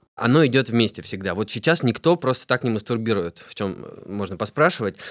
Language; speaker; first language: Russian; native; Russian